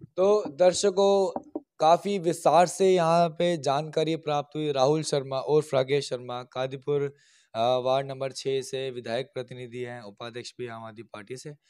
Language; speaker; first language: Hindi; native; Hindi